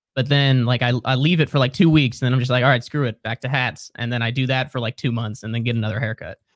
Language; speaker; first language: English; native; English